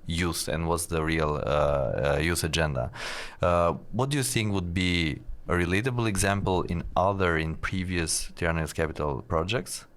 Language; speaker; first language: English; non-native, fluent; Albanian